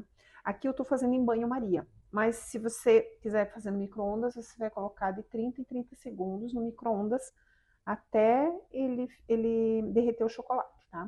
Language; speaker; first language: Portuguese; native; Portuguese